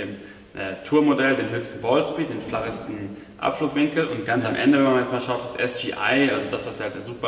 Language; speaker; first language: German; native; German